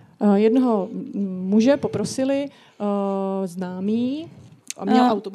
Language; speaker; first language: Czech; non-native, fluent; Russian